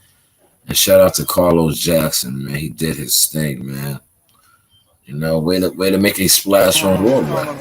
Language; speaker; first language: English; native; English